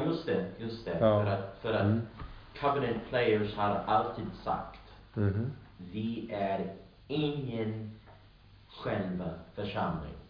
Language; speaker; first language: Swedish; non-native, learner; English